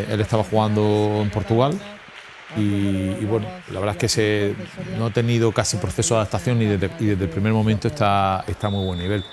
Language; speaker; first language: Spanish; native; Spanish